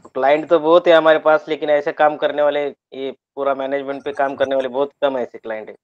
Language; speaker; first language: Hindi; native; Hindi